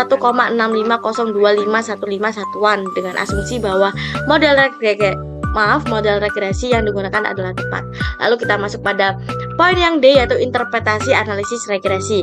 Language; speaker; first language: Indonesian; native; Indonesian